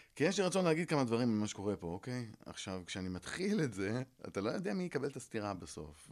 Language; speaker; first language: Hebrew; native; Hebrew